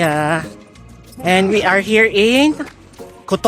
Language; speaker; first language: English; non-native, local second language; Filipino